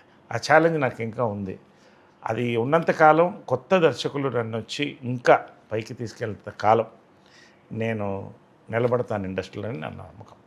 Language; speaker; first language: Telugu; native; Telugu